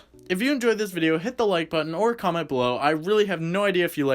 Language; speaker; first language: English; native; English